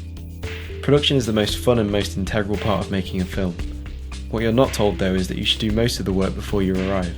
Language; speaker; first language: English; native; English